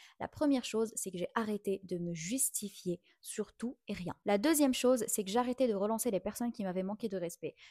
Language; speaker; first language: French; non-native, local second language; Arabic